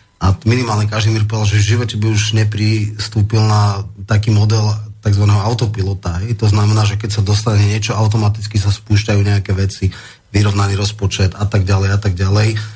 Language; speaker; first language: Slovak; native; Slovak